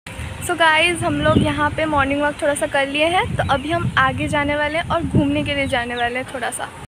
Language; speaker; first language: Hindi; native; Hindi